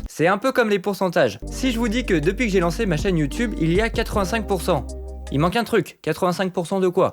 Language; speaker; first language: French; native; French